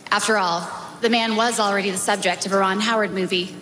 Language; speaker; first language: English; native; English